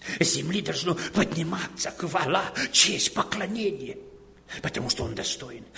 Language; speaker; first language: Russian; non-native, local second language; Romanian